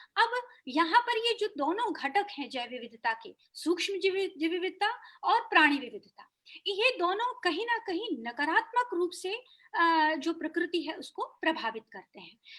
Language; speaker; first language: Hindi; native; Hindi